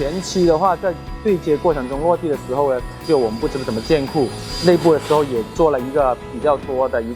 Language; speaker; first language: Chinese; native; Chinese